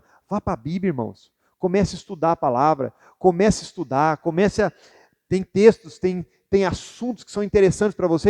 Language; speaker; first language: Portuguese; native; Portuguese